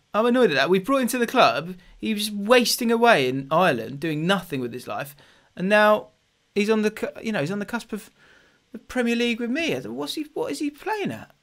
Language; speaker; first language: English; native; English